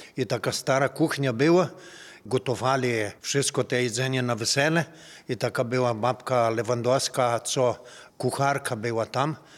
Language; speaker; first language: Polish; early bilingual, heritage; Polish